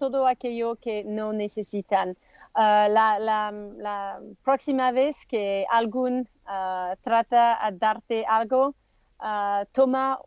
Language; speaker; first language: Spanish; non-native, learner; French